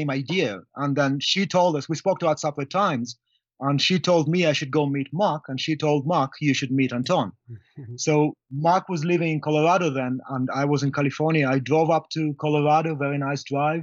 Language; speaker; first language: English; non-native, local second language; Luyia